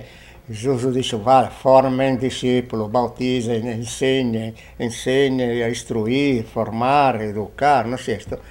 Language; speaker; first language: Spanish; non-native, fluent; Italian